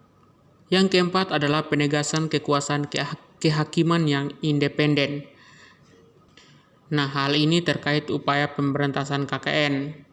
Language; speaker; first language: Indonesian; native; Indonesian